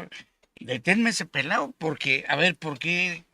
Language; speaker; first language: Spanish; native; Spanish